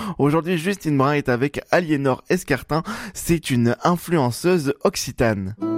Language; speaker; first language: French; native; French